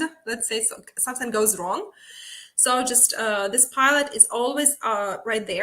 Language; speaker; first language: English; non-native, fluent; Ukrainian